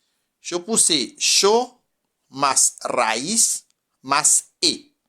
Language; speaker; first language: Spanish; non-native, fluent; French